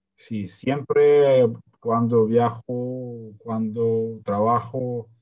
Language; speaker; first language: Spanish; non-native, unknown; Russian